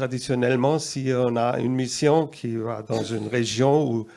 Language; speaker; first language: French; non-native, fluent; German